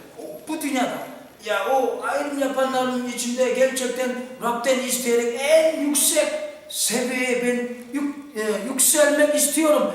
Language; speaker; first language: Turkish; non-native, fluent; Korean